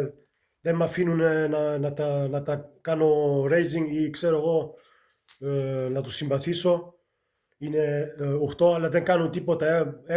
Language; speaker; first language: Greek; early bilingual, heritage; Greek